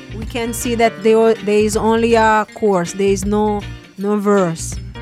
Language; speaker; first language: English; non-native, fluent; Portuguese